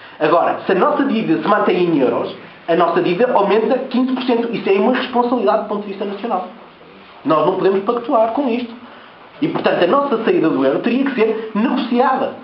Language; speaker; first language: Portuguese; early bilingual, heritage; Portuguese